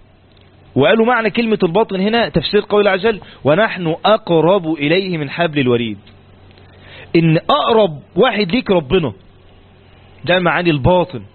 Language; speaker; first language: Arabic; native; Arabic